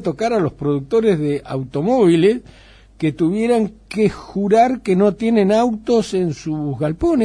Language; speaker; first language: Spanish; native; Spanish